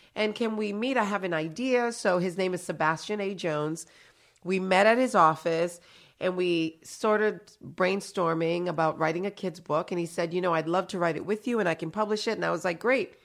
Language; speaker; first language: English; early bilingual, other home language; Haitian Creole